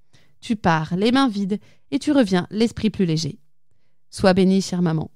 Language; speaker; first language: French; native; French